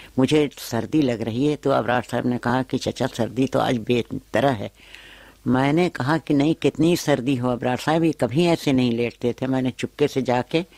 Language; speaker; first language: Urdu; native; Urdu